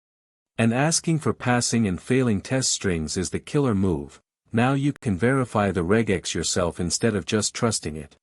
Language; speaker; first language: English; native; English